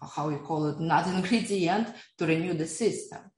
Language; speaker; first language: English; non-native, fluent; Russian